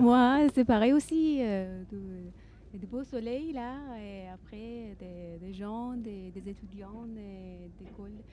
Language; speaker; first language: French; non-native, learner; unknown